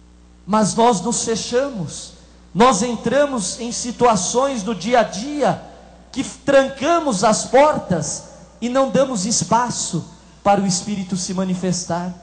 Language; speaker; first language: Portuguese; native; Portuguese